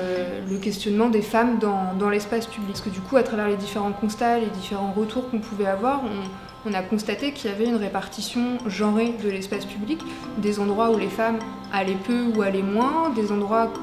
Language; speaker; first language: French; native; French